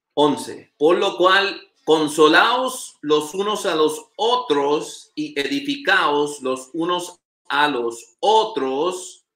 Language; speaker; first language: Spanish; early bilingual, heritage; Spanish